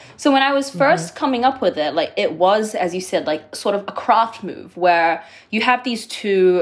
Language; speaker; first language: English; native; English